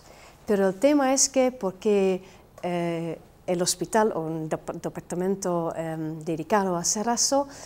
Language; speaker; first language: Spanish; non-native, fluent; Dutch